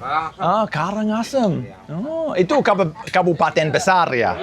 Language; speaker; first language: Indonesian; non-native, learner; English